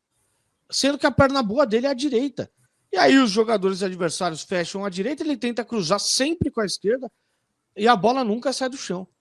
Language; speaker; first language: Portuguese; native; Portuguese